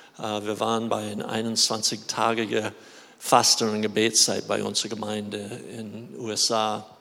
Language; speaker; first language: German; non-native, fluent; English